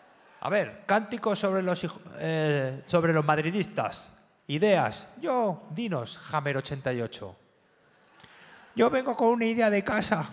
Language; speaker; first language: Spanish; native; Spanish